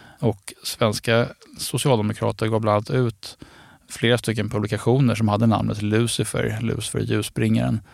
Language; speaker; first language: Swedish; native; Swedish